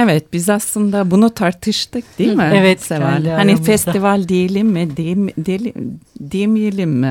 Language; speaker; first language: Turkish; non-native, fluent; Swedish